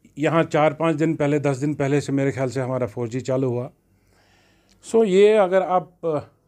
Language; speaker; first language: Hindi; non-native, local second language; Kashmiri